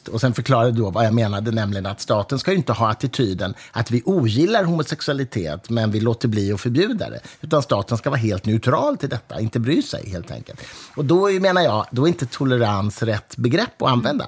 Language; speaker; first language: Swedish; native; Swedish